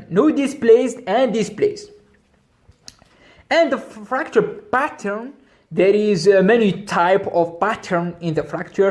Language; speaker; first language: English; non-native, local second language; Arabic